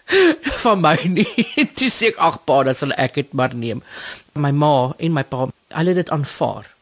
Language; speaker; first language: Afrikaans; native; Afrikaans